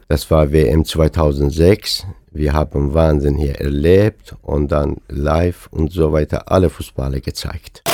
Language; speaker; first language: German; non-native, fluent; Persian